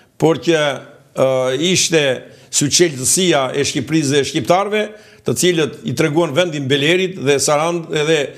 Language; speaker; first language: Albanian; native; Albanian